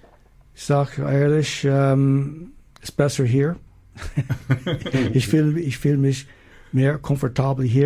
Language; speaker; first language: German; non-native, learner; English